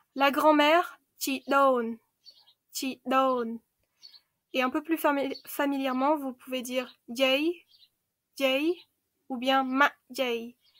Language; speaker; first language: French; early bilingual, other home language; Khmer